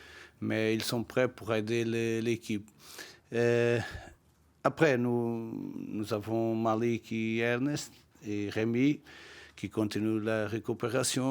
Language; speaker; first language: French; non-native, learner; Portuguese